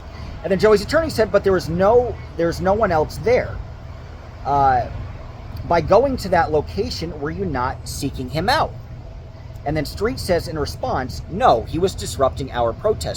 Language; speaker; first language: English; native; English